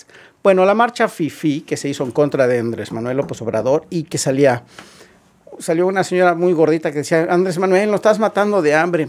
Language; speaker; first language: Spanish; native; Spanish